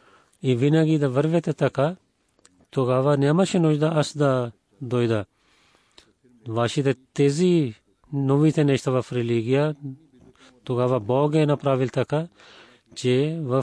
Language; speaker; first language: Bulgarian; non-native, fluent; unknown